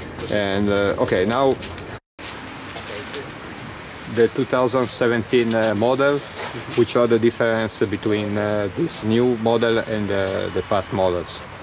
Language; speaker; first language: English; non-native, learner; Italian